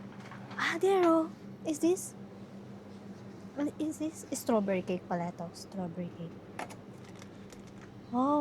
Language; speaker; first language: English; non-native, local second language; Filipino